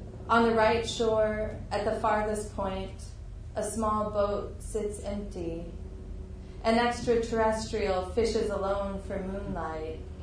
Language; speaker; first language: English; native; English